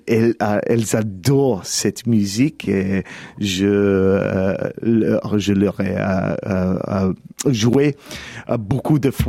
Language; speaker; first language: French; non-native, learner; English